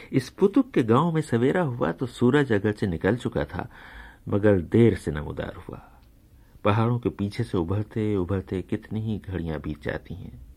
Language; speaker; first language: Urdu; native; Urdu